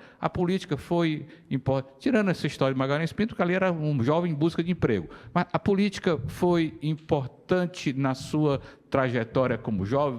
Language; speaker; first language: Portuguese; native; Portuguese